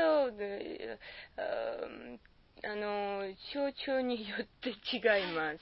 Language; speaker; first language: Japanese; non-native, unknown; Georgian